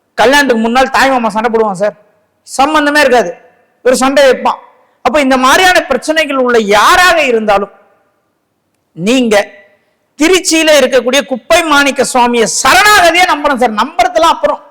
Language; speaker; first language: Tamil; native; Tamil